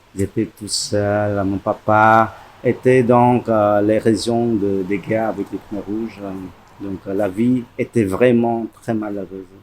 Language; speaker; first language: French; non-native, fluent; Khmer